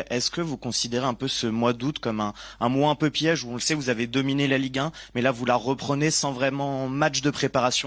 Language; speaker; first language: French; native; French